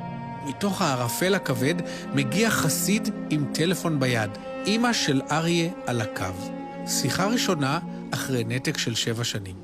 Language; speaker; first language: Hebrew; native; Hebrew